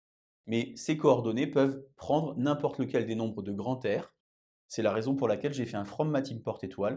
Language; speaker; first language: French; native; French